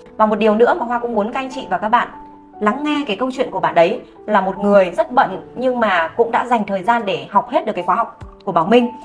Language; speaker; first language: Vietnamese; native; Vietnamese